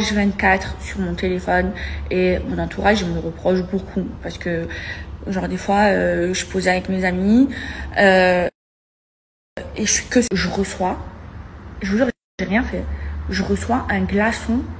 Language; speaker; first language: French; native; French